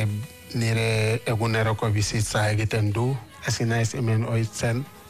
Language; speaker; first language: Basque; non-native, fluent; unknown